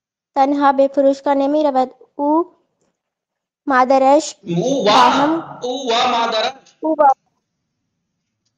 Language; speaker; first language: Persian; non-native, learner; Urdu